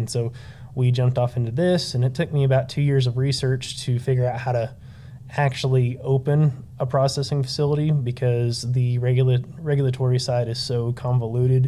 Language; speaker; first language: English; native; English